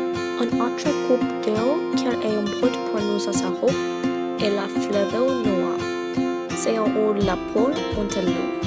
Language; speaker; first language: French; non-native, learner; English